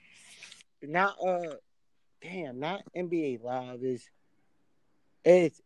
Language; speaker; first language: English; native; English